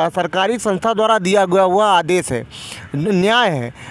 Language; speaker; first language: Hindi; native; Hindi